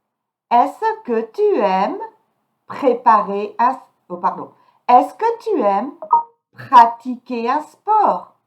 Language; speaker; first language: French; non-native, fluent; English